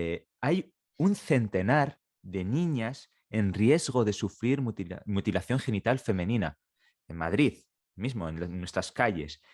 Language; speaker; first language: Spanish; native; Spanish